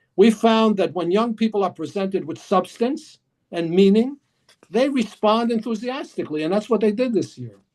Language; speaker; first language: English; early bilingual, other home language; Greek